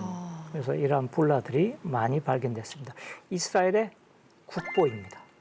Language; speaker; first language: Korean; native; Korean